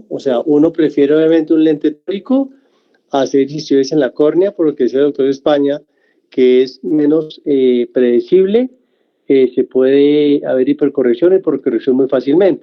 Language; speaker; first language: Spanish; native; Spanish